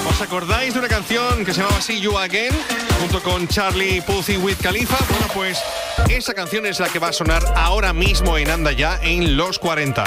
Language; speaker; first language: Spanish; native; Spanish